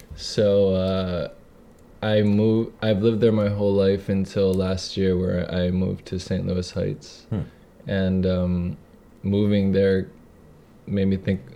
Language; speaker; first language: English; native; English